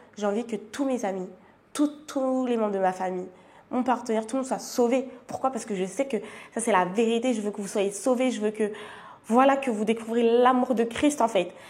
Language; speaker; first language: French; native; French